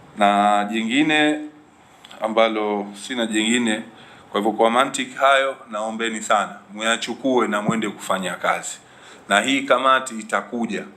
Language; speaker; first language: Swahili; native; Swahili